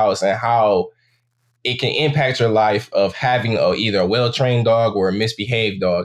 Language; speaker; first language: English; native; English